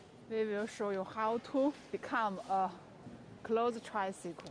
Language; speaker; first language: English; non-native, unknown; Chinese